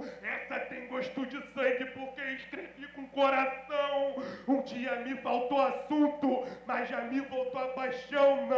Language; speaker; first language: Portuguese; native; Portuguese